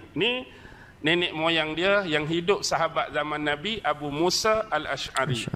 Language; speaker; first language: Malay; native; Malay